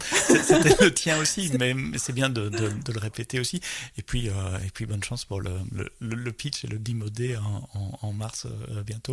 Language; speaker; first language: French; native; French